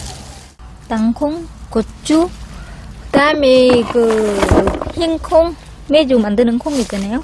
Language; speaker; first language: Korean; non-native, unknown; Vietnamese